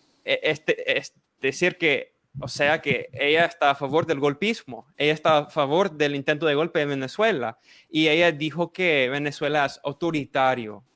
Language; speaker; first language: Spanish; non-native, fluent; English